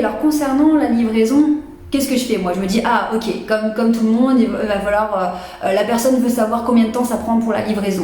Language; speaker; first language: French; native; French